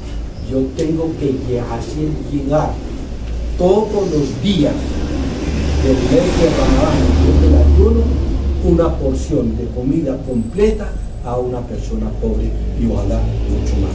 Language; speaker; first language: Spanish; non-native, fluent; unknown